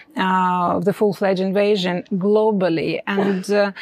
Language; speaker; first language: English; non-native, fluent; Ukrainian